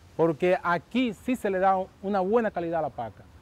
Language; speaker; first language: Spanish; native; Spanish